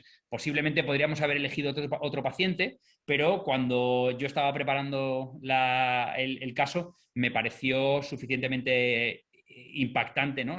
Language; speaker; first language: Spanish; native; Spanish